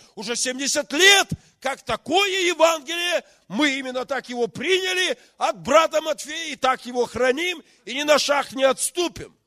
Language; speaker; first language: Russian; native; Russian